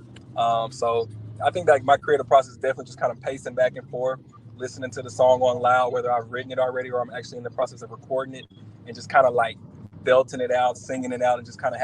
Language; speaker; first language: English; native; English